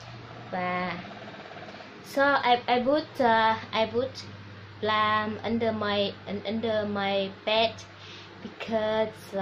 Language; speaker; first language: English; non-native, learner; Vietnamese